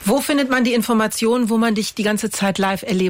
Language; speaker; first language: German; native; German